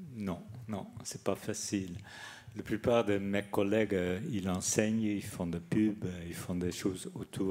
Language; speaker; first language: French; non-native, fluent; Dutch